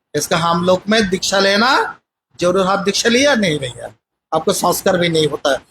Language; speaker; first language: Hindi; non-native, local second language; Bangla